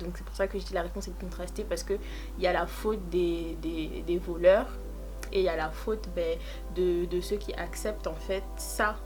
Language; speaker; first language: French; native; French